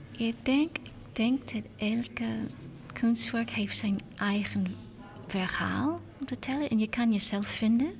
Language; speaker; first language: Dutch; non-native, learner; English